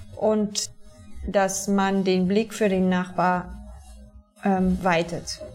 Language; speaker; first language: German; non-native, fluent; Polish